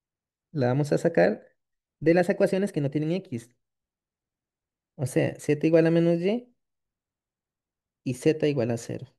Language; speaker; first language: Spanish; native; Spanish